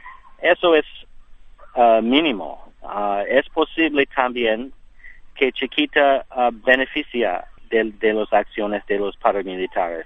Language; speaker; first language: Spanish; non-native, learner; English